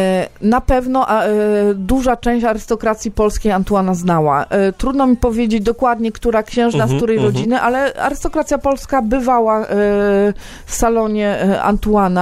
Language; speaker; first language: Polish; native; Polish